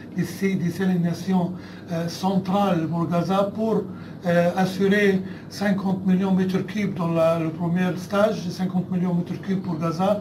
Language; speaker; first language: French; non-native, fluent; Arabic